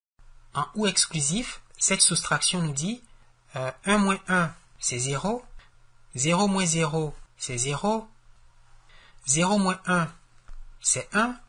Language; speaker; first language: French; native; French